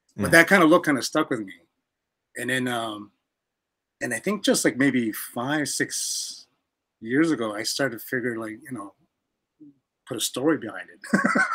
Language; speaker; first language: English; native; English